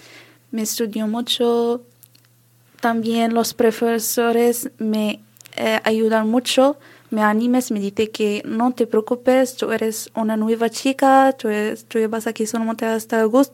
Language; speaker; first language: Spanish; non-native, learner; Arabic